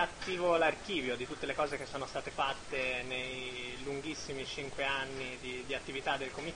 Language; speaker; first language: Italian; native; Italian